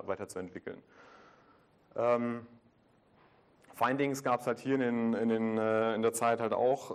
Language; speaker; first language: German; native; German